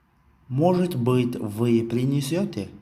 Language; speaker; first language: Russian; non-native, local second language; Tajik